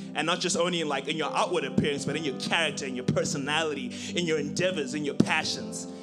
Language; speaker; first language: English; non-native, local second language; Shona